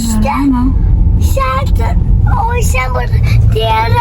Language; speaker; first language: Turkish; early bilingual, other home language; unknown